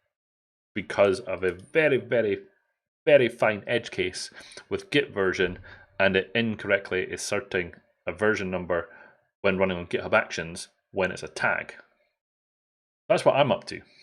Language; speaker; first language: English; native; English